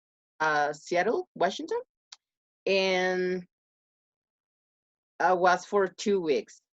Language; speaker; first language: English; non-native, learner; Spanish